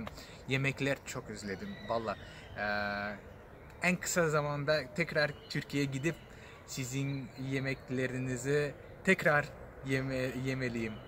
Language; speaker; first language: Turkish; non-native, fluent; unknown